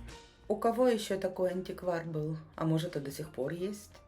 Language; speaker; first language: Russian; native; Russian